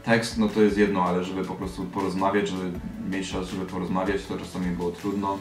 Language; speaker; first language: Polish; early bilingual, heritage; Polish